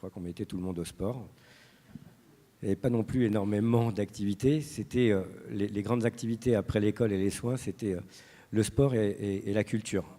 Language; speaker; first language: French; native; French